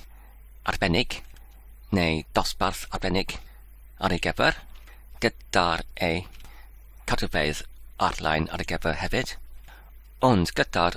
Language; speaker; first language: Welsh; non-native, fluent; English